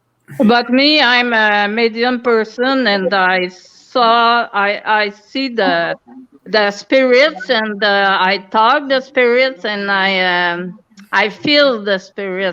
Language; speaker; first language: English; non-native, local second language; French